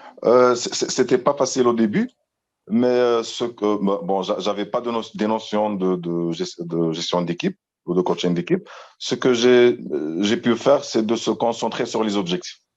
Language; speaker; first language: French; non-native, local second language; Arabic